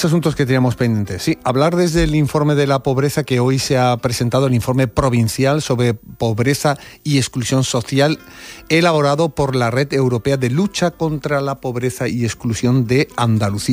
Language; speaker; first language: Spanish; native; Spanish